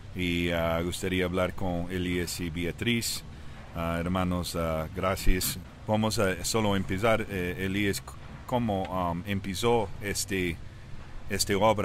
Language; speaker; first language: Spanish; early bilingual, heritage; English